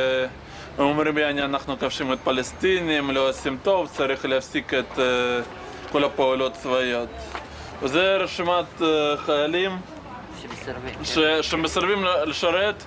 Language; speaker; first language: Hebrew; native; Hebrew